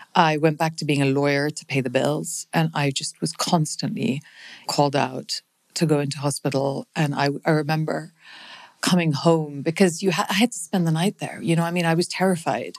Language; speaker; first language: English; non-native, local second language; Punjabi